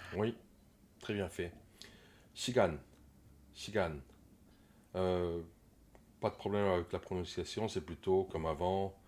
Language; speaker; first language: French; non-native, fluent; Korean